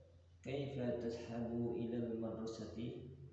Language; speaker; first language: Arabic; non-native, learner; Indonesian